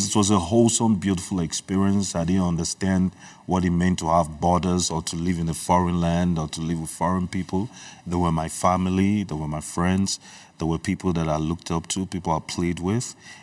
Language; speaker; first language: English; early bilingual, other home language; Igbo